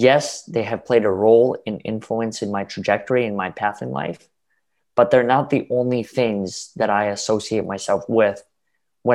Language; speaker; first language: English; early bilingual, other home language; Russian